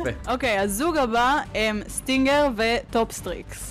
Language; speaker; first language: Hebrew; native; Hebrew